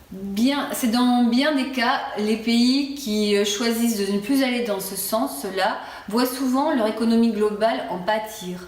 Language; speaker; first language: French; native; French